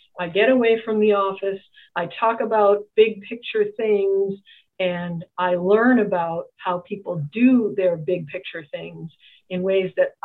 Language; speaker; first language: English; native; English